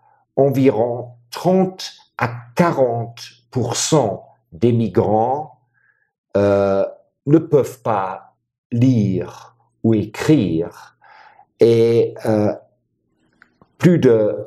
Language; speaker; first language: French; non-native, fluent; German